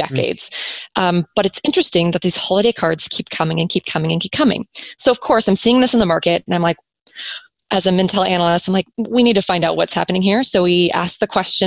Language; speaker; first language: English; native; English